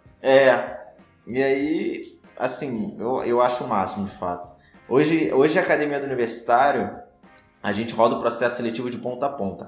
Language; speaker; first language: Portuguese; native; Portuguese